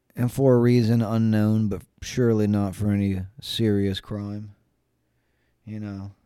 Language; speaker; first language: English; native; English